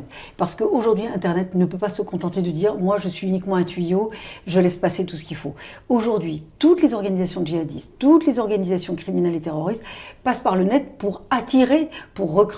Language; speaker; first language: French; native; French